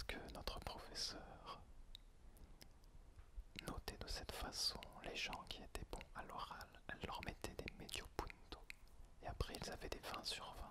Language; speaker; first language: French; native; French